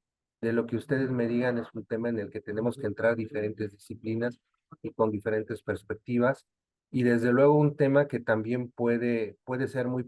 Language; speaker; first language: Spanish; native; Spanish